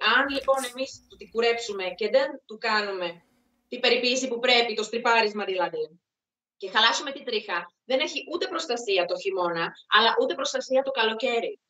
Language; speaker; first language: Greek; non-native, fluent; Czech